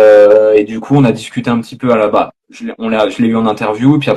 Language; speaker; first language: French; native; French